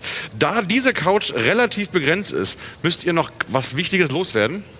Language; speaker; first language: German; native; German